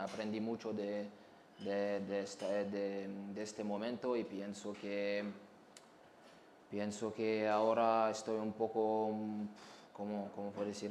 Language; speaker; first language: Spanish; non-native, learner; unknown